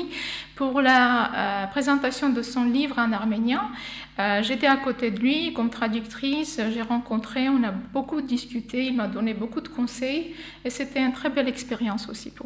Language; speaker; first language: French; non-native, fluent; Armenian